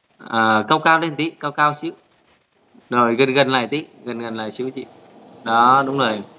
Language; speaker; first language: Vietnamese; native; Vietnamese